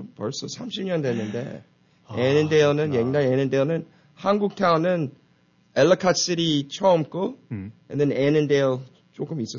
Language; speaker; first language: Korean; early bilingual, heritage; Korean